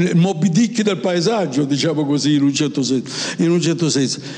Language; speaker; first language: Italian; native; Italian